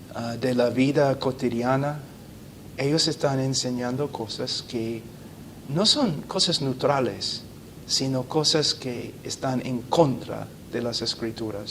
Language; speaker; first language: Spanish; non-native, fluent; English